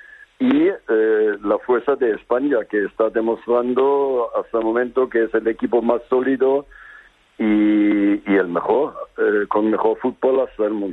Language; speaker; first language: Spanish; non-native, fluent; German